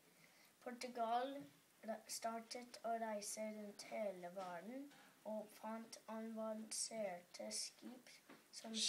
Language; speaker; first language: Norwegian; early bilingual, other home language; English